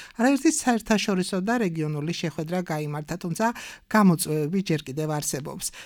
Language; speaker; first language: Georgian; native; Georgian